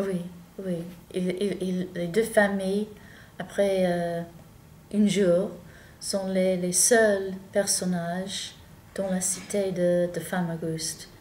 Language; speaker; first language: French; non-native, fluent; English